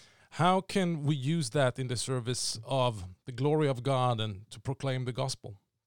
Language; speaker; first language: English; non-native, fluent; Swedish